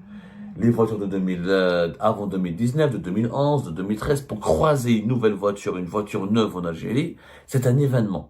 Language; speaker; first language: French; non-native, local second language; Arabic